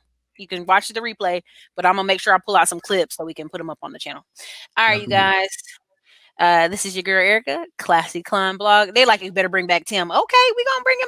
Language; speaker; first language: English; native; English